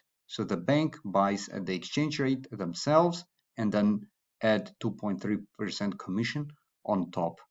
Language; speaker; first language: English; non-native, fluent; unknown